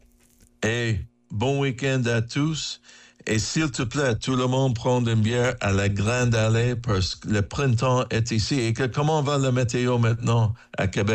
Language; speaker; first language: French; non-native, learner; English